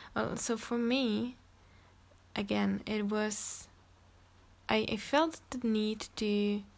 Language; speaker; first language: English; non-native, fluent; Czech